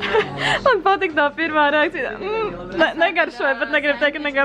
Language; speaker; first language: Latvian; native; Latvian